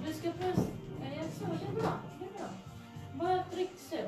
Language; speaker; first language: Swedish; non-native, learner; Cebuano